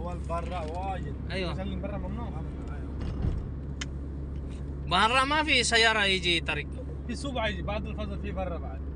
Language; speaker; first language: Arabic; non-native, learner; Bangla